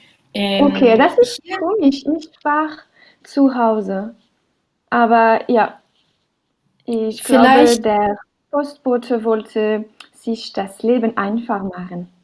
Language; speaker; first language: German; non-native, learner; French